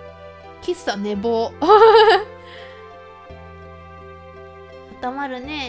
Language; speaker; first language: Japanese; native; Japanese